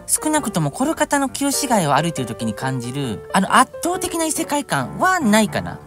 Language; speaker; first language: Japanese; native; Japanese